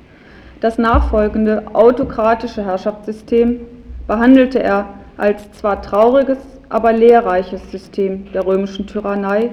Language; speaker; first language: German; native; German